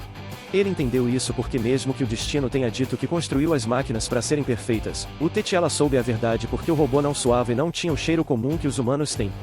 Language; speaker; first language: Portuguese; native; Portuguese